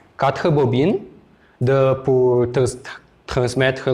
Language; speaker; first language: French; non-native, learner; Portuguese